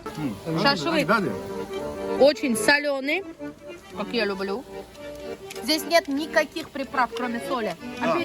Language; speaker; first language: Russian; native; Russian